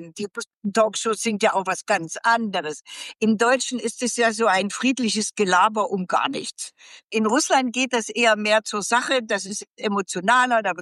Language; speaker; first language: German; native; German